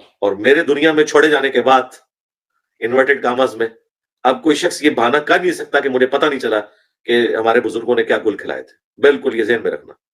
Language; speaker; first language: Urdu; non-native, local second language; Punjabi